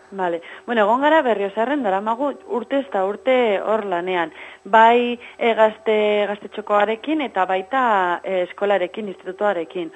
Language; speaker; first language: Basque; non-native, local second language; Spanish